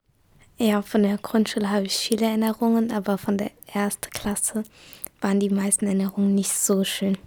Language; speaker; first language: German; early bilingual, other home language; Kurdish